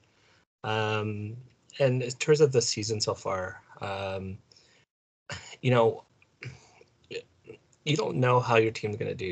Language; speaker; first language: English; native; English